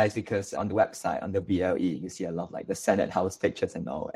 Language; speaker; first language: English; non-native, local second language; Chinese